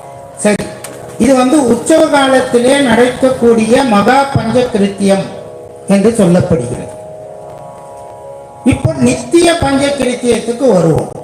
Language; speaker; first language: Tamil; native; Tamil